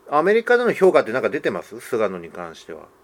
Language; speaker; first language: Japanese; native; Japanese